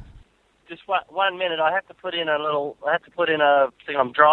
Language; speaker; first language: English; native; English